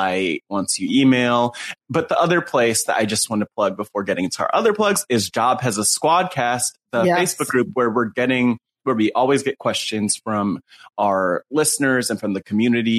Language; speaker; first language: English; native; English